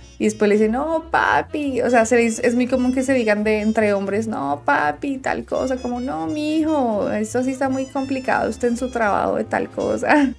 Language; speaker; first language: Spanish; native; Spanish